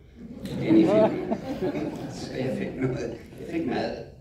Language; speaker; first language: Danish; non-native, fluent; English